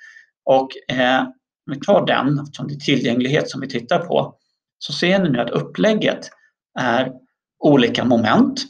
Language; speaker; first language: Swedish; native; Swedish